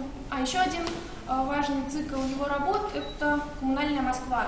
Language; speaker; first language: Russian; native; Russian